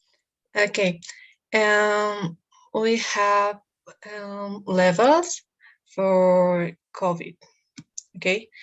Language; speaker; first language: English; non-native, learner; Spanish